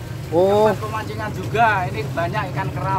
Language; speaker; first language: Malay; non-native, local second language; Javanese